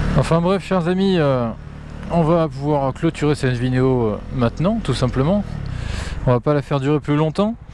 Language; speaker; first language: French; native; French